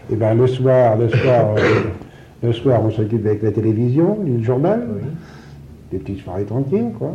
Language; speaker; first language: French; native; French